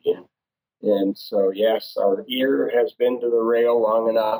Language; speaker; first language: English; native; English